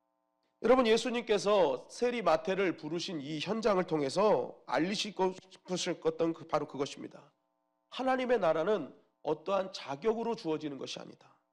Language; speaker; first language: Korean; native; Korean